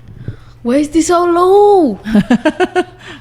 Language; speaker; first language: English; non-native, learner; Indonesian